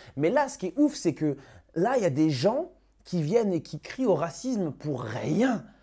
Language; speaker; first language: French; native; French